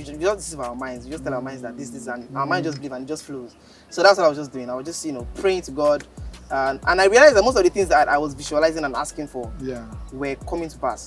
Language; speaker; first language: English; non-native, local second language; Yoruba